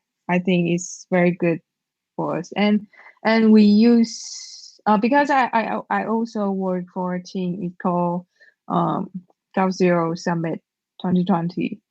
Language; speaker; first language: English; non-native, learner; Chinese